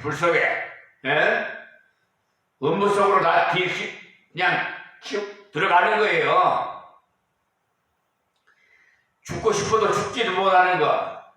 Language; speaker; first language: Korean; native; Korean